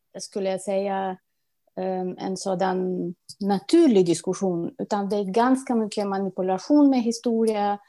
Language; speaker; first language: Swedish; non-native, fluent; Russian